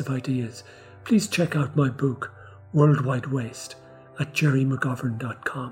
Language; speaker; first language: English; native; English